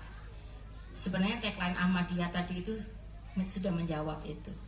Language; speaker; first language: Indonesian; native; Indonesian